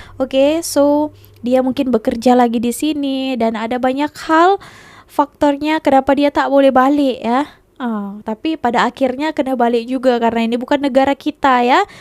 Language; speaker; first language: Indonesian; native; Indonesian